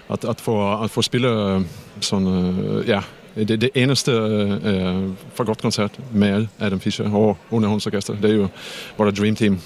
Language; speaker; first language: Danish; non-native, fluent; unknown